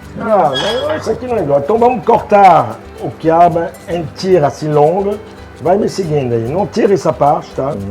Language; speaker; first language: Portuguese; non-native, fluent; French